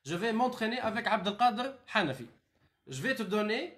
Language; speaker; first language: French; non-native, local second language; Arabic